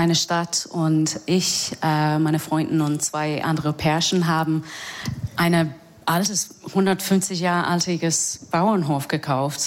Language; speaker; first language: German; non-native, fluent; English